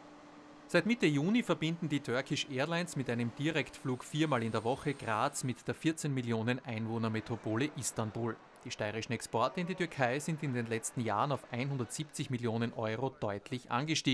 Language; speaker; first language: German; native; German